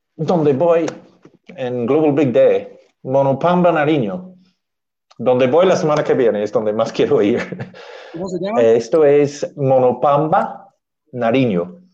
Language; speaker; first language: Spanish; non-native, fluent; English